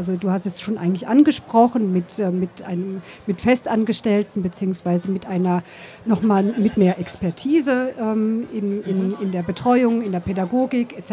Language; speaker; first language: German; early bilingual, other home language; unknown